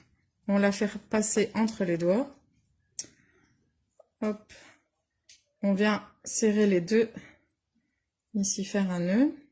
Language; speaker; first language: French; native; French